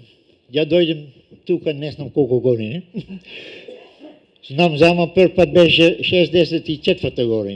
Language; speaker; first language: Macedonian; non-native, learner; Dutch